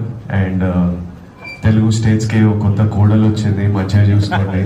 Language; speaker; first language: Telugu; native; Telugu